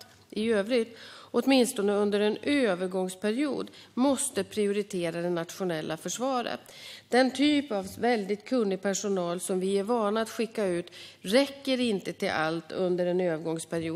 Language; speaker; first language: Swedish; native; Swedish